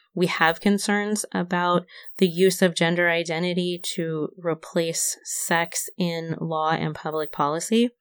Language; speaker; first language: English; native; English